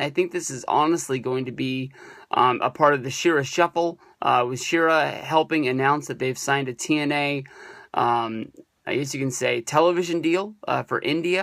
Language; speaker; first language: English; native; English